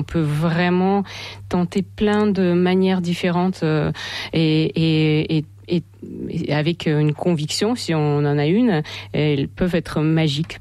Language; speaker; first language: French; non-native, fluent; Russian